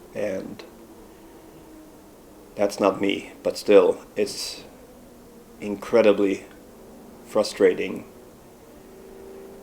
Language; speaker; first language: English; non-native, fluent; Swedish